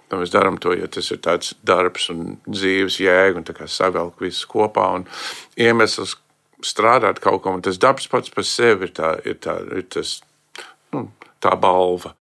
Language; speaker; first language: Latvian; early bilingual, heritage; Latvian